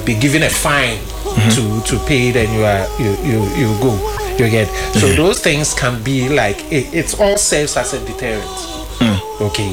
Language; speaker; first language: English; non-native, local second language; Akan